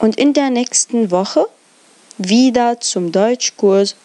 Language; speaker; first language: German; non-native, fluent; Arabic